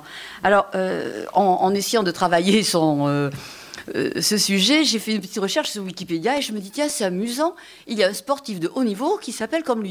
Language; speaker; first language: French; native; French